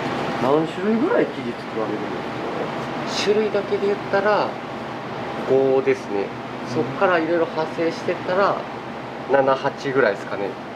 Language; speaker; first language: Japanese; native; Japanese